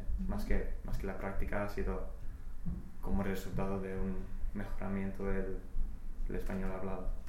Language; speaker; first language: Spanish; non-native, fluent; English